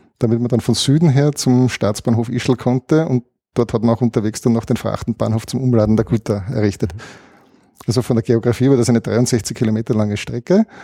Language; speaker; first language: German; native; German